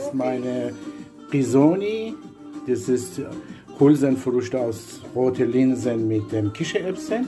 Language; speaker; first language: German; non-native, learner; Persian